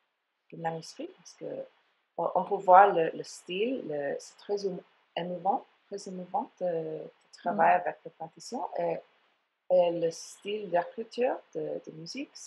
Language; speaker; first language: French; non-native, fluent; English